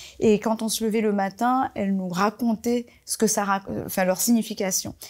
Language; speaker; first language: French; early bilingual, other home language; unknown